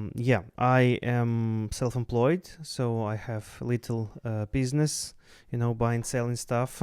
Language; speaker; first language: English; non-native, fluent; Russian